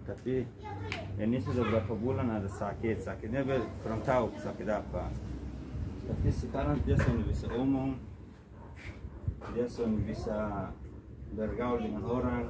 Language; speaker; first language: Indonesian; non-native, learner; Persian